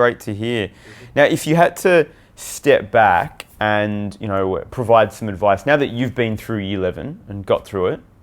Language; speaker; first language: English; native; English